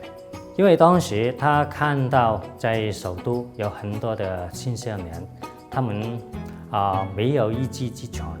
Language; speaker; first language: Chinese; non-native, local second language; Cantonese